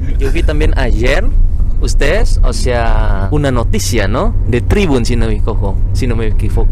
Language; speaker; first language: Spanish; non-native, fluent; Min Nan Chinese